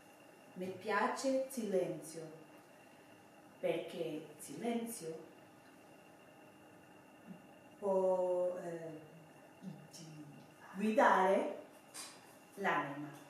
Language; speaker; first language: Italian; non-native, learner; Swedish